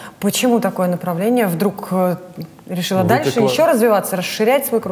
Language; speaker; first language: Russian; native; Russian